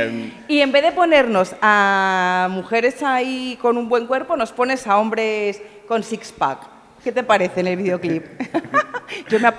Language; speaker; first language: Spanish; native; Spanish